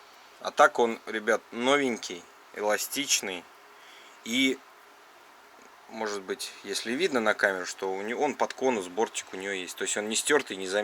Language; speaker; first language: Russian; native; Russian